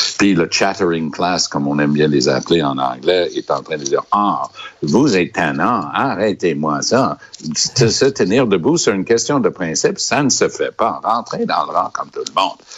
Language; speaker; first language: French; native; French